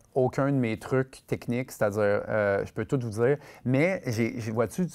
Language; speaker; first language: French; native; French